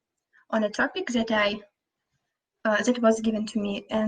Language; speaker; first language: English; non-native, fluent; Russian